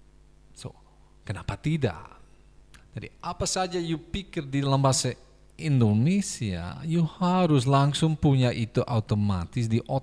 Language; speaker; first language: Indonesian; non-native, fluent; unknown